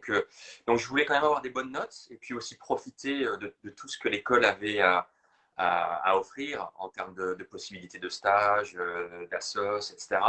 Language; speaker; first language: French; native; French